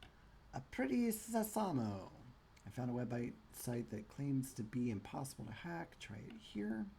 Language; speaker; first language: English; native; English